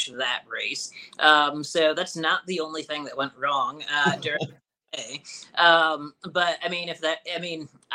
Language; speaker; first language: English; native; English